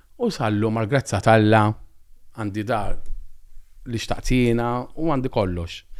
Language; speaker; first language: Maltese; native; Maltese